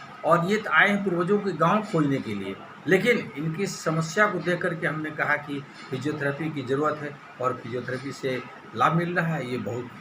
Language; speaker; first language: Hindi; native; Hindi